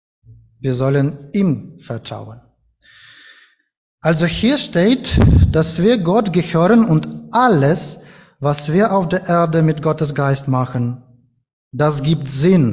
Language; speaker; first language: German; non-native, learner; Ukrainian